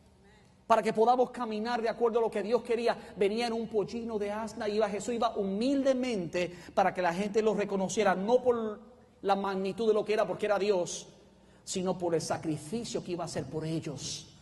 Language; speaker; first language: Spanish; native; Spanish